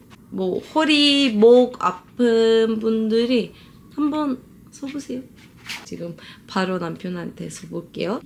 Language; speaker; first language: Korean; non-native, fluent; Turkish